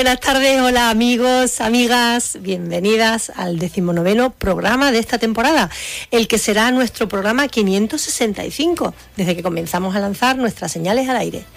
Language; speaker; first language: Spanish; native; Spanish